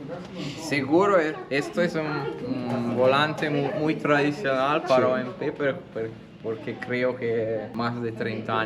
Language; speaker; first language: Spanish; non-native, learner; Italian